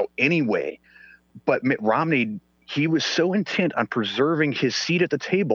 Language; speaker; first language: English; non-native, fluent; Swedish